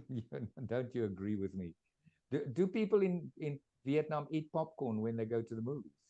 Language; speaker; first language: English; non-native, fluent; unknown